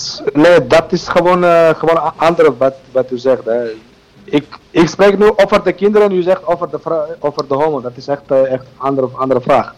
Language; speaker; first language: Dutch; non-native, learner; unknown